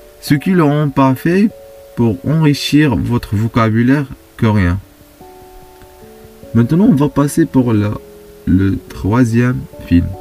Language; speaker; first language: French; non-native, fluent; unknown